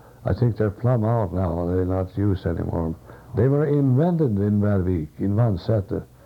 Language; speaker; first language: English; non-native, fluent; Swedish